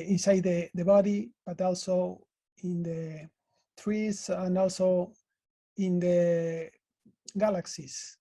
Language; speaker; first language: English; non-native, learner; Spanish